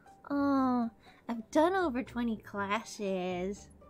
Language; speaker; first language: English; native; English